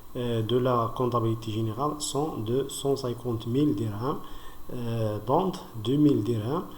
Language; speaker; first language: French; non-native, local second language; Arabic